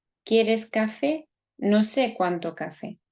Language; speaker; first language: Spanish; non-native, fluent; French